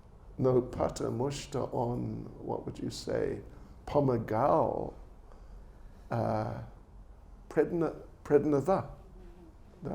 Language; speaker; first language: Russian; non-native, learner; English